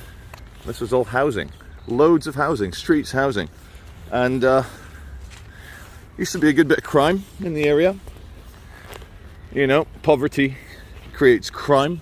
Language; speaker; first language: English; native; English